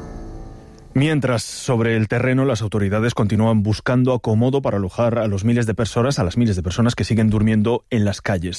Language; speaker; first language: Spanish; native; Spanish